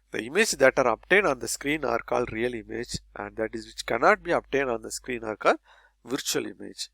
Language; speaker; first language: English; non-native, local second language; Tamil